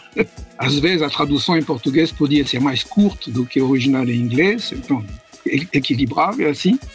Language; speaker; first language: Portuguese; non-native, fluent; French